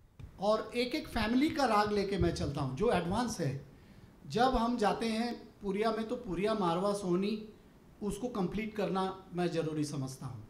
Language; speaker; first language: Hindi; native; Hindi